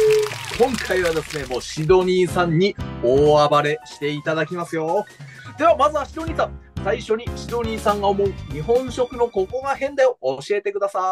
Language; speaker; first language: Japanese; native; Japanese